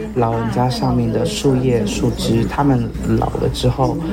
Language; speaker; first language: Chinese; native; Chinese